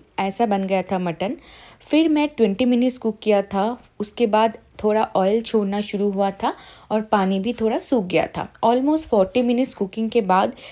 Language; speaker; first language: Hindi; non-native, local second language; Bangla